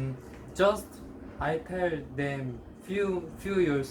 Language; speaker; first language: English; non-native, learner; Korean